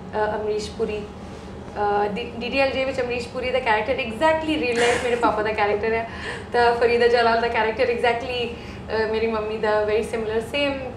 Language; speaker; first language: Punjabi; early bilingual, heritage; Punjabi